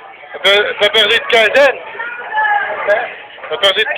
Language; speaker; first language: French; native; French